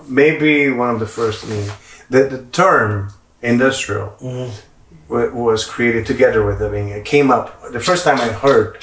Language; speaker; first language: English; non-native, fluent; Portuguese